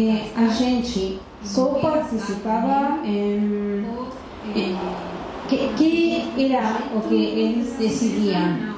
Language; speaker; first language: Portuguese; non-native, learner; Spanish